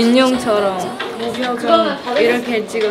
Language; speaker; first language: Korean; non-native, learner; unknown